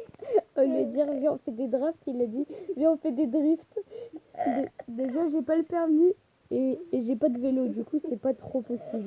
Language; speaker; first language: French; native; French